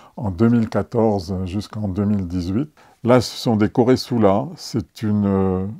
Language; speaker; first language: French; native; French